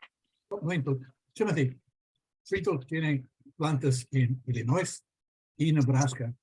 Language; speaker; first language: Spanish; non-native, fluent; English